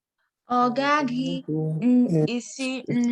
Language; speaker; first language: Igbo; non-native, learner; English